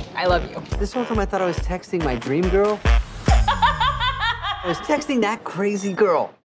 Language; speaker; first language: English; native; English